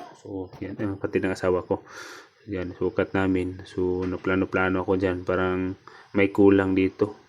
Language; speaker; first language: Filipino; non-native, local second language; Cebuano